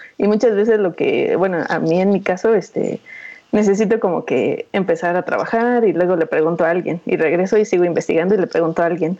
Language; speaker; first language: Spanish; native; Spanish